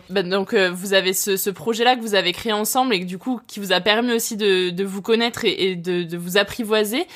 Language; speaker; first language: French; native; French